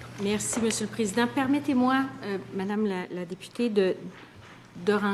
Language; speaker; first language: French; native; French